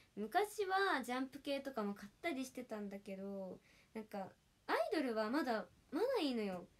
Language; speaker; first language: Japanese; native; Japanese